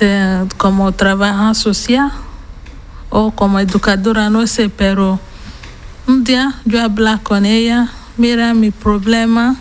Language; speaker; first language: Spanish; non-native, learner; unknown